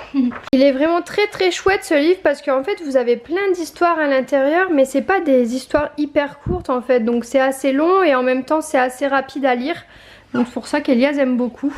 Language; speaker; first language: French; native; French